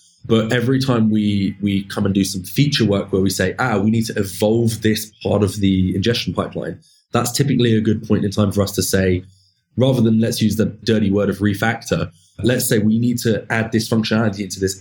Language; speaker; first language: English; native; English